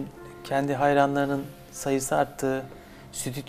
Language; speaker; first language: Turkish; native; Turkish